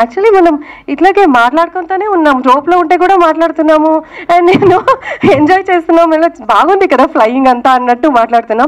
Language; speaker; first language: Telugu; non-native, local second language; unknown